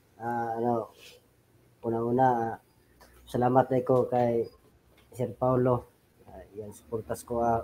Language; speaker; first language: Filipino; non-native, local second language; Cebuano